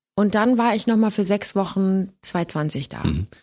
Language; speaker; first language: German; native; German